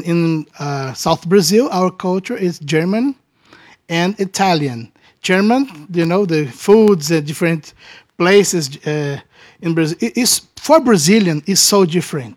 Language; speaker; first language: English; non-native, learner; Portuguese